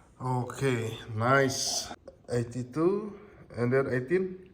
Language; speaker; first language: English; non-native, fluent; Indonesian